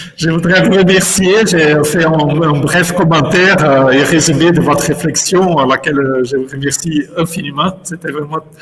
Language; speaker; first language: French; non-native, fluent; Portuguese